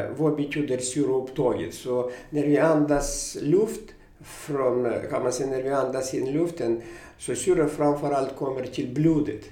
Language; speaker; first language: Swedish; non-native, fluent; Russian